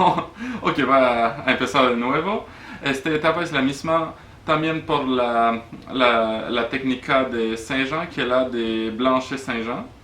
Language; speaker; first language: Spanish; non-native, learner; French